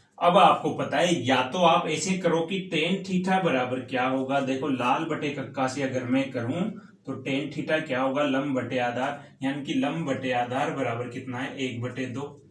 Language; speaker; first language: Hindi; native; Hindi